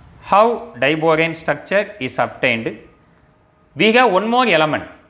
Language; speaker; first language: English; non-native, local second language; Tamil